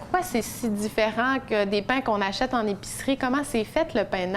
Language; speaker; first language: French; native; French